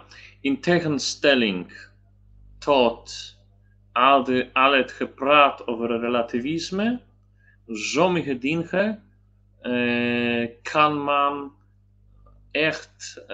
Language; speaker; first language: Dutch; non-native, learner; Polish